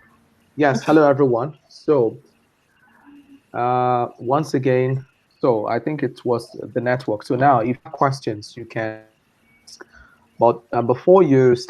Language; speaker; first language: English; non-native, fluent; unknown